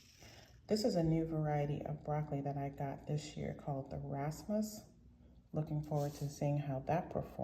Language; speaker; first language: English; native; English